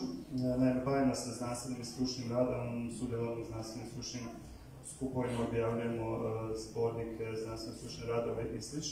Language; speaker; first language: Croatian; native; Croatian